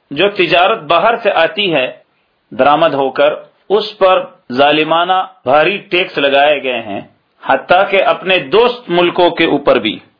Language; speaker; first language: Urdu; native; Urdu